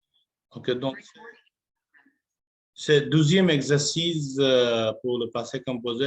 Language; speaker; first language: French; non-native, fluent; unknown